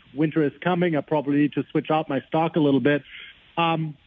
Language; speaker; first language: English; non-native, fluent; German